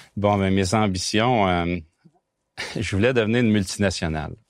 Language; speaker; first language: French; native; French